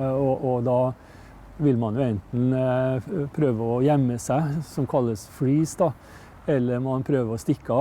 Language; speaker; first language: Norwegian; native; Norwegian